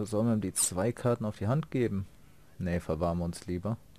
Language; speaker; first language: German; native; German